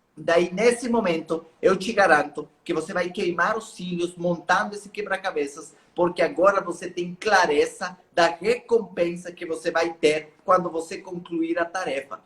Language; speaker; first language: Portuguese; non-native, fluent; Spanish